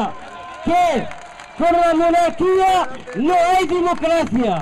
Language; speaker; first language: Spanish; non-native, fluent; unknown